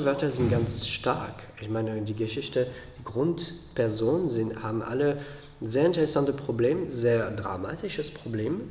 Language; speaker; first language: German; non-native, fluent; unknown